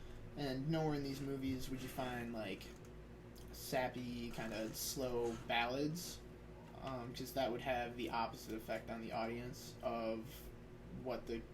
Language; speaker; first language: English; native; English